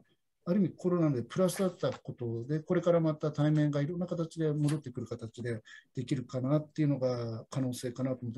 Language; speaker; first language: Japanese; native; Japanese